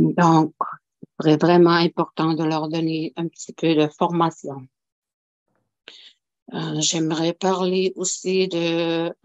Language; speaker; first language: French; non-native, local second language; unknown